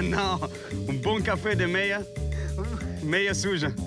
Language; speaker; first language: Portuguese; non-native, learner; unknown